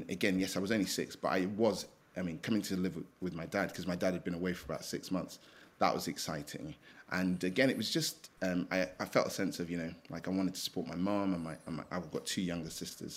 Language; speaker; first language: English; native; English